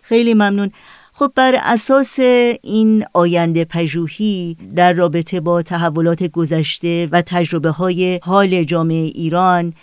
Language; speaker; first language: Persian; native; Persian